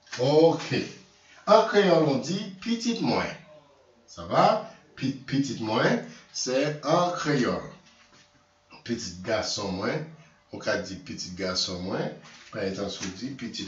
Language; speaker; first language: French; non-native, local second language; Haitian Creole